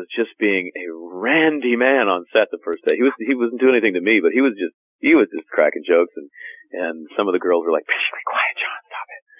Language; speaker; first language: English; native; English